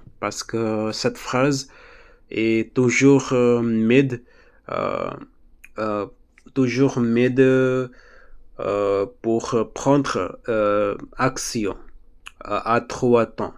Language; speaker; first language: French; non-native, learner; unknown